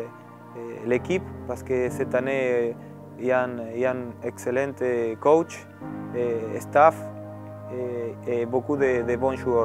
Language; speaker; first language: French; non-native, learner; Spanish